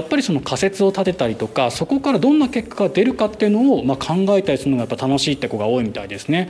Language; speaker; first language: Japanese; native; Japanese